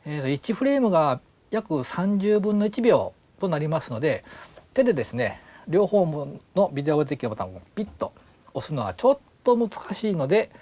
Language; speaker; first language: Japanese; native; Japanese